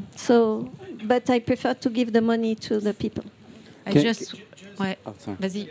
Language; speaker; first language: English; non-native, fluent; French